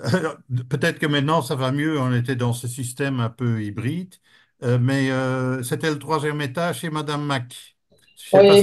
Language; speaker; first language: French; native; French